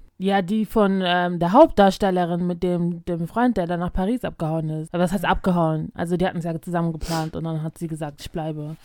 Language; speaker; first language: German; early bilingual, other home language; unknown